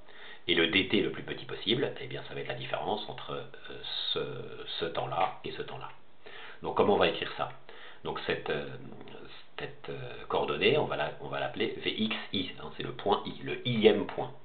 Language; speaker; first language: French; native; French